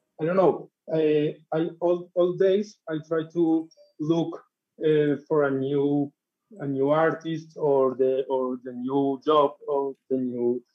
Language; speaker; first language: English; non-native, learner; Spanish